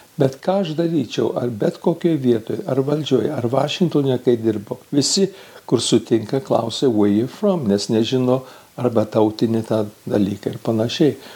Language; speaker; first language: Lithuanian; early bilingual, heritage; Lithuanian